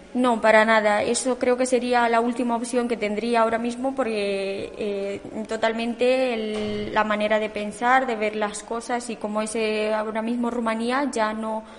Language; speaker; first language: Spanish; non-native, fluent; Romanian